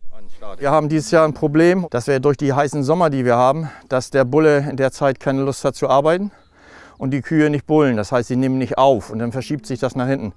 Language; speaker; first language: German; native; German